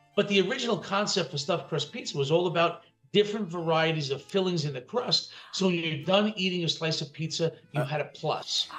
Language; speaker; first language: English; native; English